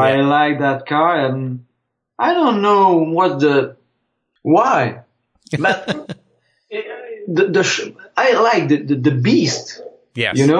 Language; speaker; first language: English; non-native, fluent; French